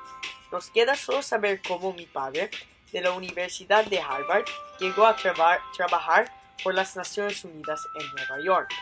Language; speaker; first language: Spanish; non-native, fluent; English